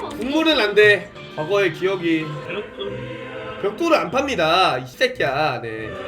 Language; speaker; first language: Korean; native; Korean